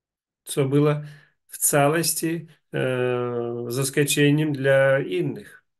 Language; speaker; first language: Polish; non-native, learner; Russian